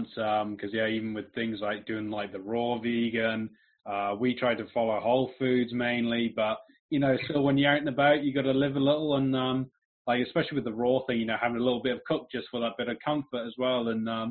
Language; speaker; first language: English; native; English